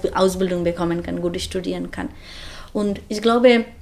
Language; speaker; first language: German; non-native, fluent; Bangla